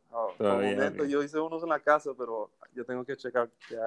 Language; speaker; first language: Spanish; early bilingual, heritage; English